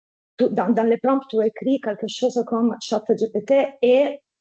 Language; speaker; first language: French; non-native, fluent; Italian